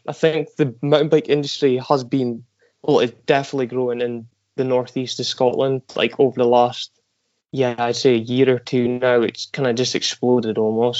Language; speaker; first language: English; native; English